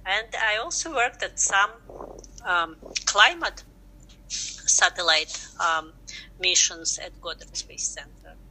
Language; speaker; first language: English; non-native, fluent; Russian